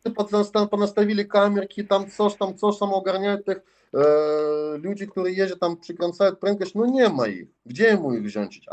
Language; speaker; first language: Polish; non-native, learner; Russian